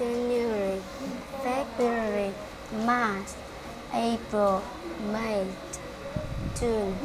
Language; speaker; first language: English; non-native, learner; Vietnamese